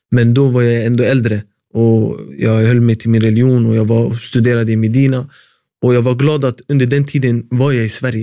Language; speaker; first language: Swedish; early bilingual, other home language; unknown